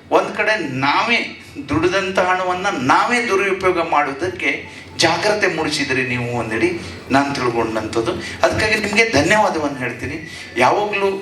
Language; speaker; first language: Kannada; native; Kannada